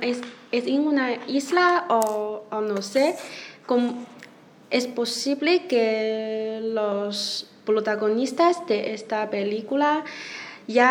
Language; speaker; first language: Spanish; non-native, learner; Chinese